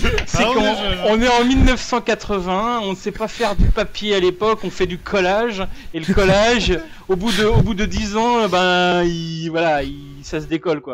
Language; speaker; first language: French; native; French